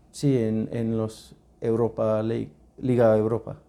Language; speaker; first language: Spanish; non-native, learner; English